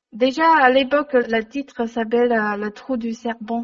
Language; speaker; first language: French; non-native, learner; Chinese